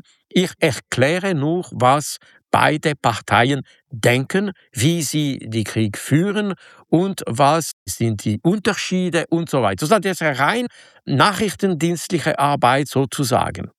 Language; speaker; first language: German; non-native, local second language; French